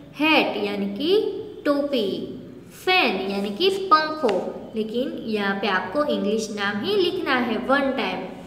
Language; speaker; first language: Hindi; non-native, local second language; Gujarati